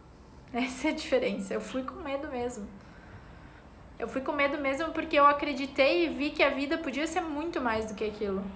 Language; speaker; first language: Portuguese; native; Portuguese